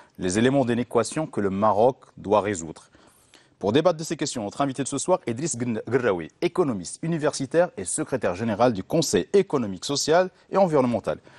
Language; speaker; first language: French; non-native, local second language; Arabic